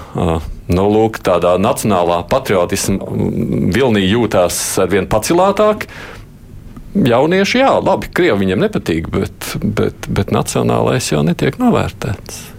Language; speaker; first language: Latvian; native; Latvian